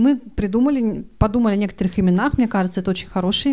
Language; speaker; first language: Russian; native; Russian